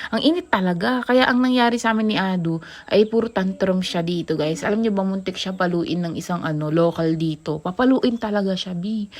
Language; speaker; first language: Filipino; native; Filipino